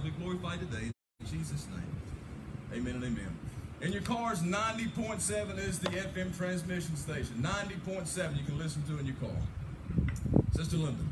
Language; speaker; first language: English; native; English